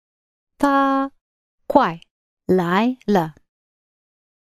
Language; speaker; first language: Chinese; non-native, learner; English